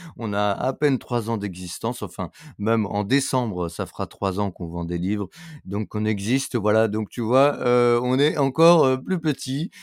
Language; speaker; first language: French; native; French